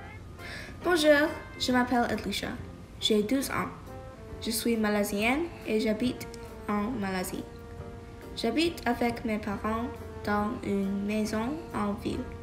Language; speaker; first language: French; non-native, learner; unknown